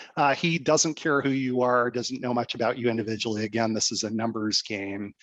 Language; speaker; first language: English; native; English